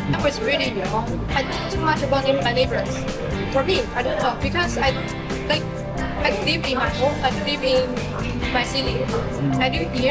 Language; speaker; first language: English; non-native, learner; Chinese